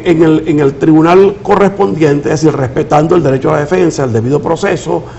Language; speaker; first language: Spanish; native; Spanish